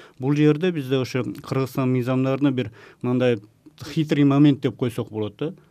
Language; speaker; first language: Kyrgyz; non-native, local second language; Uzbek